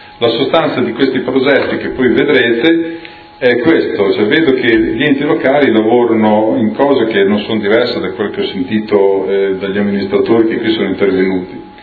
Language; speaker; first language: Italian; native; Italian